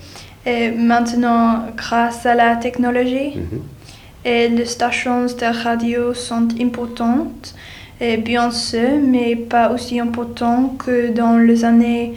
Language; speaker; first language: French; non-native, learner; English